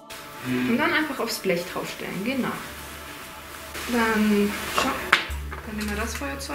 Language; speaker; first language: German; native; German